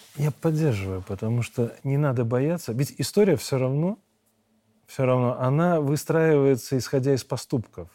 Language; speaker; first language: Russian; native; Russian